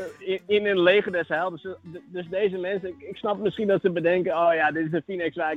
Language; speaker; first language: Dutch; native; Dutch